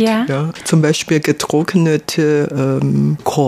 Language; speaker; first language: German; non-native, fluent; Hakka Chinese